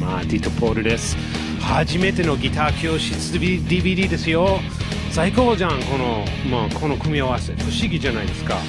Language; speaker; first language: Japanese; non-native, fluent; English